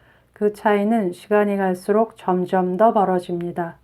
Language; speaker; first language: Korean; native; Korean